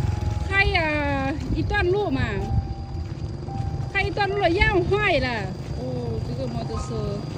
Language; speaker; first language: Chinese; non-native, learner; Lao